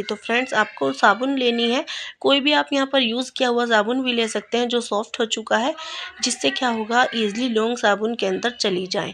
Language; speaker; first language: Hindi; native; Hindi